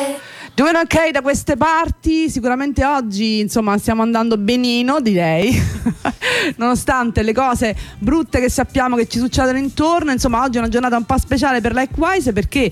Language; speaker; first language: Italian; native; Italian